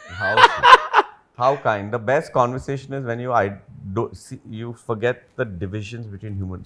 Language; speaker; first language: English; non-native, local second language; Hindi